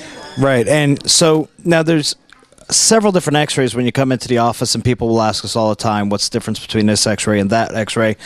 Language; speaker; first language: English; native; English